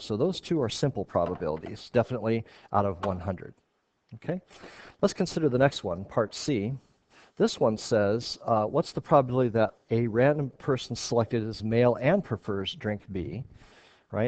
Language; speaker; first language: English; native; English